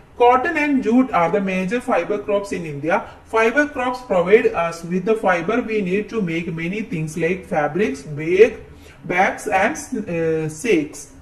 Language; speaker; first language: English; non-native, local second language; Malayalam